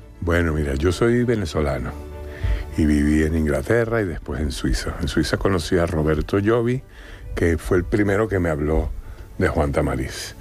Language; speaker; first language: Spanish; native; Spanish